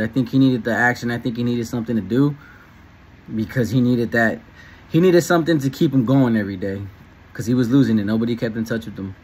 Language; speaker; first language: English; native; English